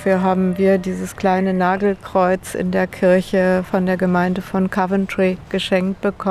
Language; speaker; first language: German; native; German